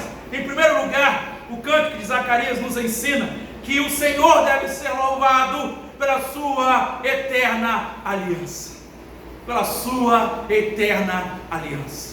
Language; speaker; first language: Portuguese; native; Portuguese